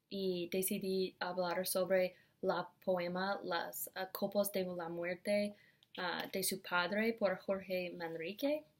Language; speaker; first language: Spanish; non-native, learner; English